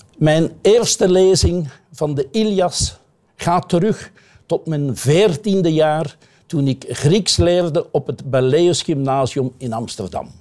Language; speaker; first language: Dutch; native; Dutch